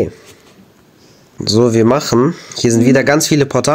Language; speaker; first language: German; native; German